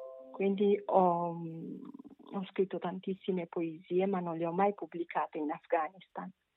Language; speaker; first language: Italian; non-native, fluent; Persian